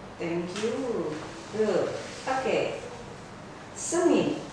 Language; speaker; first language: English; non-native, fluent; Indonesian